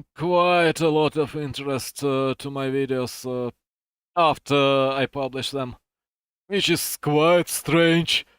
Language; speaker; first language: English; non-native, fluent; Russian